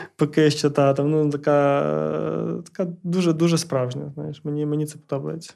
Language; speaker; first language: Ukrainian; early bilingual, heritage; Ukrainian